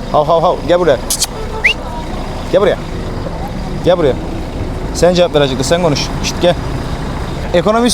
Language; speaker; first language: Turkish; native; Turkish